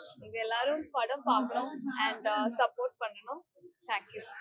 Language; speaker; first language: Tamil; non-native, learner; Malayalam